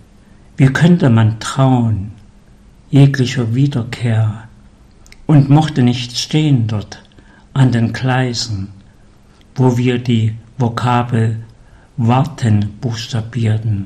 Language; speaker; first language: German; native; German